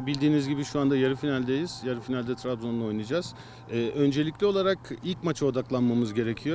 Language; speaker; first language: Turkish; native; Turkish